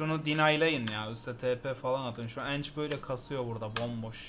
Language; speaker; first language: Turkish; native; Turkish